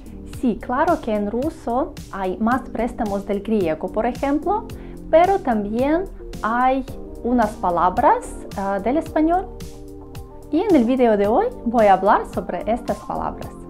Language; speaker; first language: Spanish; non-native, learner; Russian